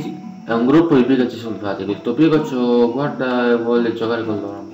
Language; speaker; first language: Italian; native; Italian